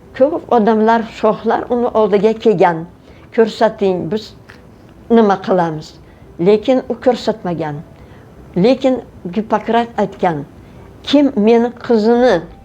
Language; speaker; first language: Uzbek; non-native, local second language; Russian